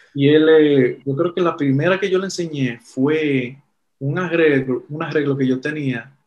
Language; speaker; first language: Spanish; early bilingual, heritage; Spanish